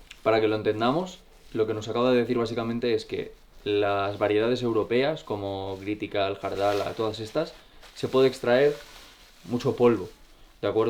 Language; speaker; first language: Spanish; native; Spanish